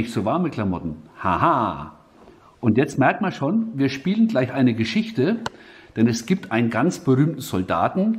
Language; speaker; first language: German; native; German